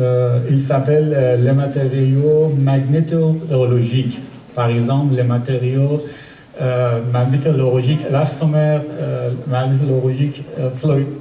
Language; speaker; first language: French; non-native, learner; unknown